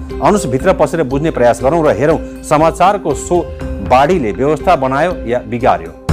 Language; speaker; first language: Nepali; native; Nepali